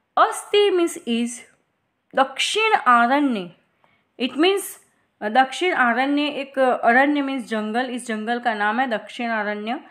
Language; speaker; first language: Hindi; non-native, local second language; Gujarati